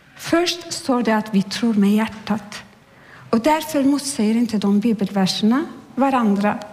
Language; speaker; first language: Swedish; non-native, fluent; Turkish